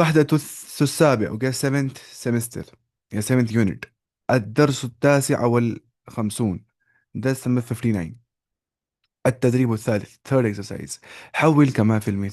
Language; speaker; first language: Arabic; non-native, fluent; Urdu